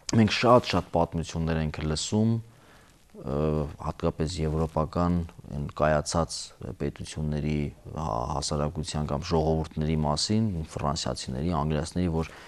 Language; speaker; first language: Armenian; native; Armenian